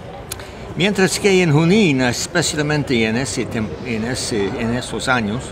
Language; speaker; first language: Spanish; non-native, fluent; English